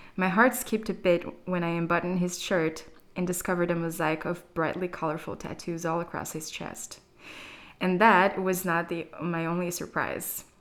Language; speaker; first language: English; non-native, fluent; Portuguese